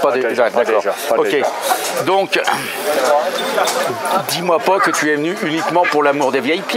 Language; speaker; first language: French; native; French